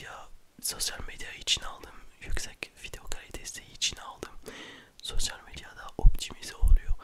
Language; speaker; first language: Turkish; early bilingual, heritage; French